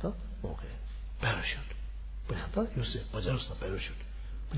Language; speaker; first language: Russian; non-native, learner; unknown